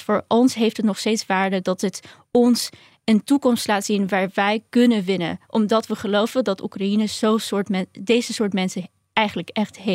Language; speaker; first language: Dutch; early bilingual, other home language; Ukrainian